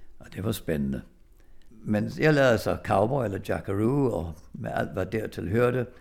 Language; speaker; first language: Danish; early bilingual, other home language; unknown